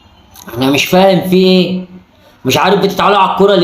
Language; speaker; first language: Arabic; native; Arabic